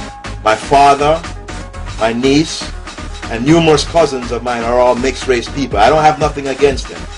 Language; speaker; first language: English; native; English